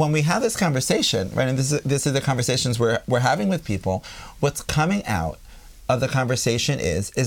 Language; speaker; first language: English; native; English